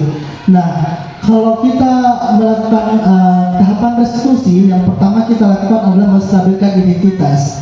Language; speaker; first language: Indonesian; native; Indonesian